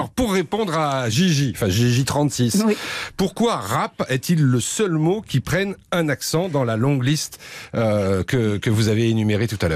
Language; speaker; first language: French; native; French